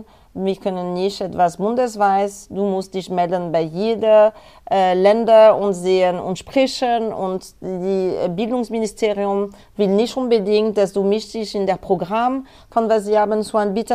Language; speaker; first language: German; non-native, fluent; French